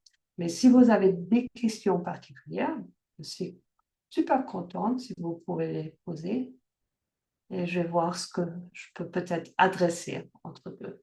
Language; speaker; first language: French; early bilingual, heritage; French